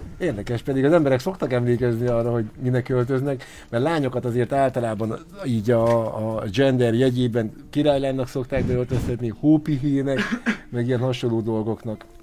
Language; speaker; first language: Hungarian; native; Hungarian